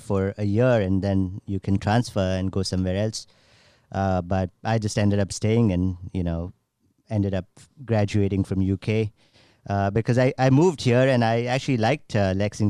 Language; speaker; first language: English; non-native, local second language; Gujarati